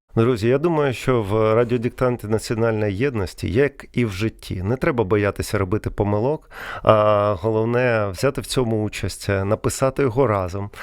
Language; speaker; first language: Ukrainian; non-native, local second language; Russian